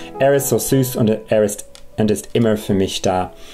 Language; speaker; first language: German; non-native, fluent; English